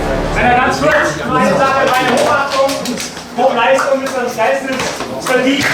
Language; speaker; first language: German; native; German